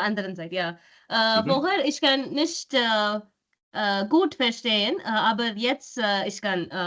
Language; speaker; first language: German; non-native, learner; Tamil